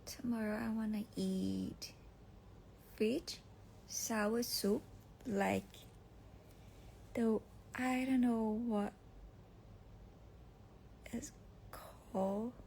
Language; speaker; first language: English; non-native, learner; Thai